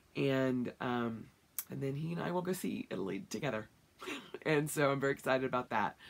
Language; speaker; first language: English; native; English